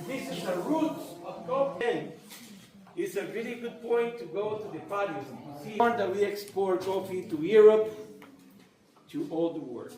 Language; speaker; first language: English; non-native, learner; Spanish